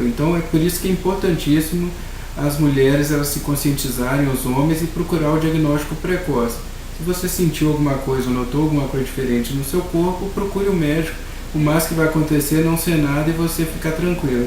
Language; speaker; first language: Portuguese; native; Portuguese